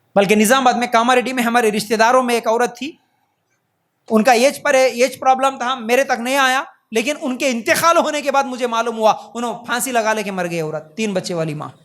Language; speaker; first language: Urdu; native; Urdu